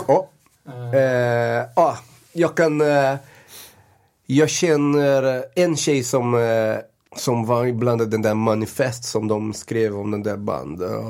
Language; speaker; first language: Swedish; non-native, fluent; Portuguese